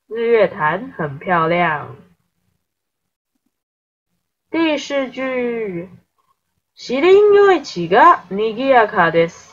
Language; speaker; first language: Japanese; non-native, fluent; Chinese